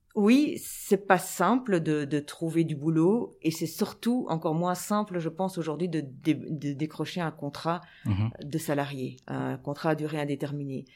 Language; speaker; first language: French; native; French